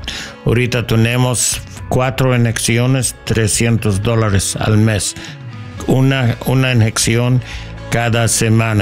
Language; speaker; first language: Spanish; non-native, learner; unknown